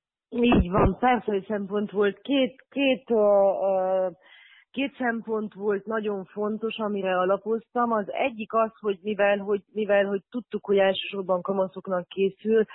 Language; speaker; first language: Hungarian; native; Hungarian